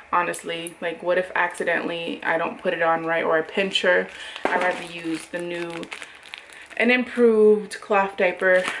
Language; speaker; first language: English; native; English